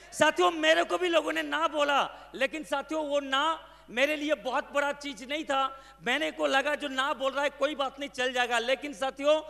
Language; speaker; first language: Hindi; non-native, local second language; Bangla